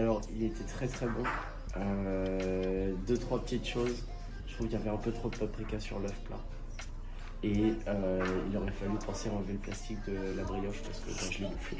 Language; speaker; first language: French; native; French